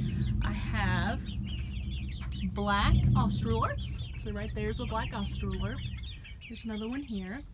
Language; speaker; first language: English; native; English